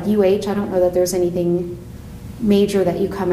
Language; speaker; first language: English; native; English